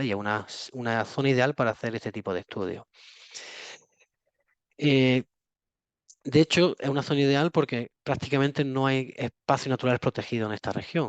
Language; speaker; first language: Spanish; native; Spanish